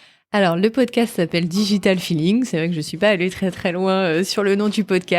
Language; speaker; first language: French; native; French